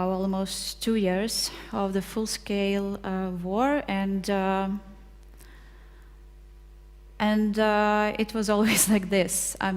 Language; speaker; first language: English; non-native, fluent; Ukrainian